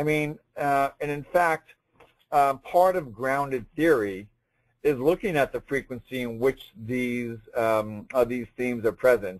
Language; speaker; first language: English; native; English